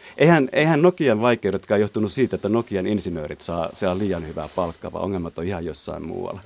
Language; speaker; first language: Finnish; native; Finnish